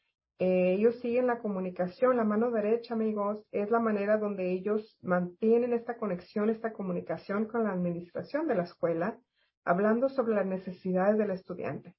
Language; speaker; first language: Spanish; native; Spanish